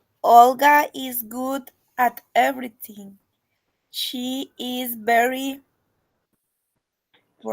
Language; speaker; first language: English; non-native, learner; Spanish